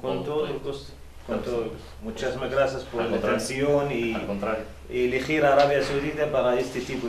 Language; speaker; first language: Spanish; non-native, fluent; Arabic